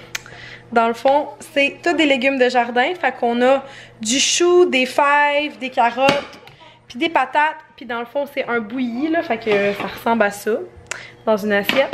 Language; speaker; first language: French; native; French